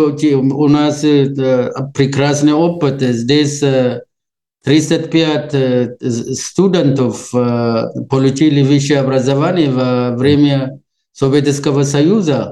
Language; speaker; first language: Russian; non-native, learner; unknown